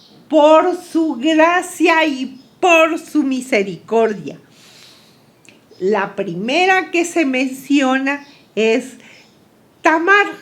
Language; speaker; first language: Spanish; native; Spanish